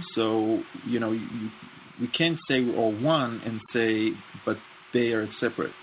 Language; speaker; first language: English; non-native, fluent; Hebrew